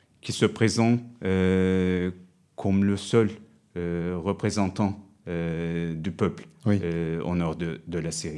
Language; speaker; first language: French; non-native, fluent; Turkish